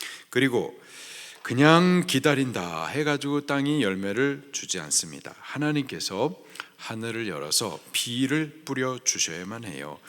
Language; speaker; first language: Korean; native; Korean